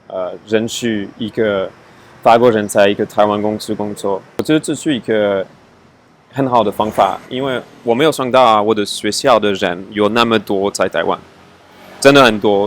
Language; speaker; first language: Chinese; non-native, fluent; French